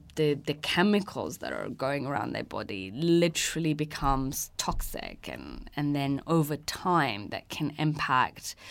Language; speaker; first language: English; early bilingual, other home language; Persian